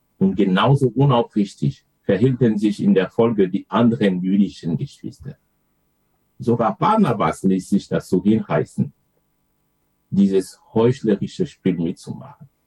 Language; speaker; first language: German; non-native, fluent; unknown